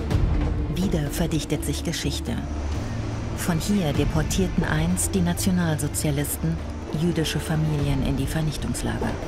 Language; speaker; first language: German; native; German